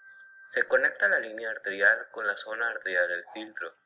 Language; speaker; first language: Spanish; native; Spanish